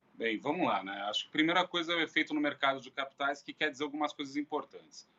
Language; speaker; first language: Portuguese; native; Portuguese